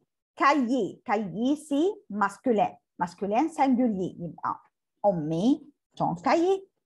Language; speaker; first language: French; non-native, learner; Arabic